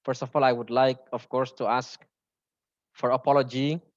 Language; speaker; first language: English; non-native, learner; Indonesian